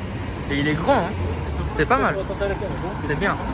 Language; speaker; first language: French; non-native, fluent; Japanese